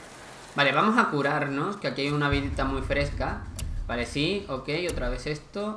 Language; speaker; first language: Spanish; native; Spanish